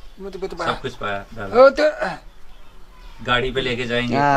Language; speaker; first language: Hindi; non-native, local second language; Punjabi